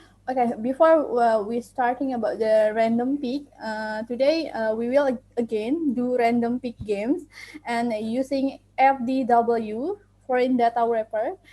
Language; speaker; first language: English; non-native, learner; Indonesian